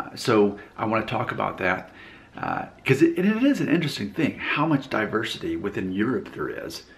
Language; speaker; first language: English; native; English